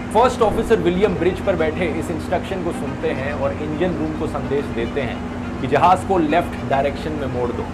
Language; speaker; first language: Hindi; native; Hindi